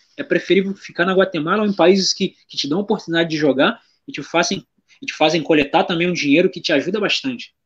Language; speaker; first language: Portuguese; native; Portuguese